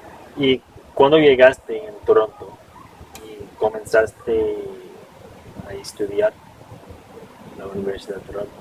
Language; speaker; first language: Spanish; non-native, fluent; English